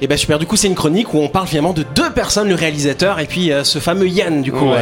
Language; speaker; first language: French; native; French